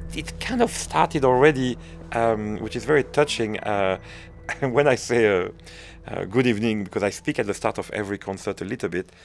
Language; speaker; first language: English; non-native, fluent; French